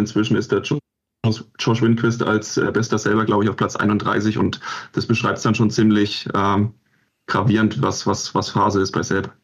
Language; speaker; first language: German; native; German